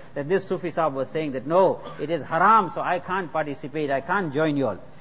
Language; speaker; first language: English; native; English